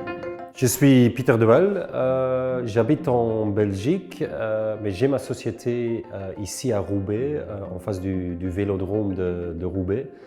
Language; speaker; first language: French; non-native, local second language; Dutch